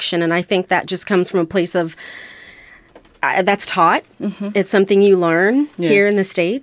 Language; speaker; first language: English; non-native, fluent; Romanian